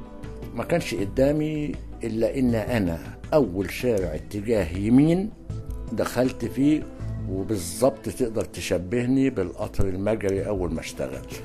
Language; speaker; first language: Arabic; native; Arabic